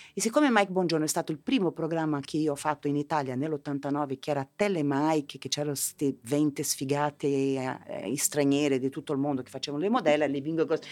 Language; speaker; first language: Italian; non-native, fluent; Spanish